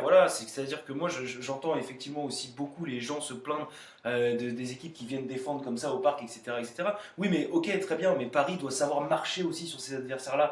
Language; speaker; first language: French; native; French